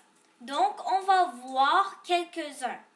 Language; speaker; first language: French; non-native, local second language; English